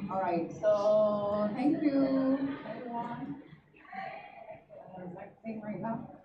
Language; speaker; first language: English; non-native, learner; Indonesian